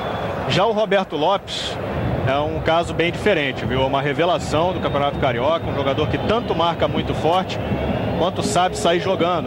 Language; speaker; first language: Portuguese; native; Portuguese